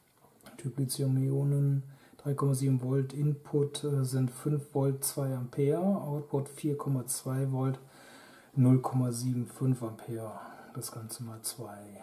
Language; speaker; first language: German; native; German